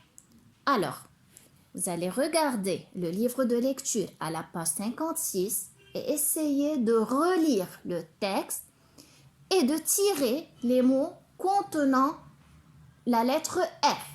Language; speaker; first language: French; non-native, local second language; Arabic